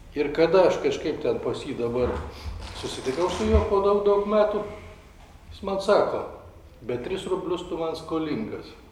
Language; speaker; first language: Lithuanian; native; Lithuanian